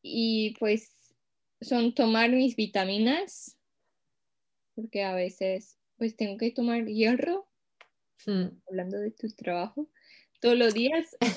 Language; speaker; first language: Spanish; non-native, fluent; English